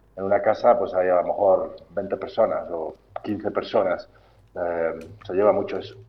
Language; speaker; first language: Spanish; native; Spanish